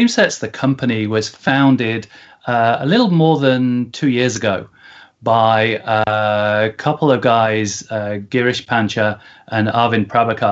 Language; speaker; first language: English; native; English